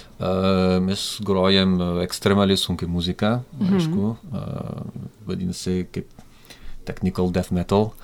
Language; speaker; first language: Lithuanian; non-native, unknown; French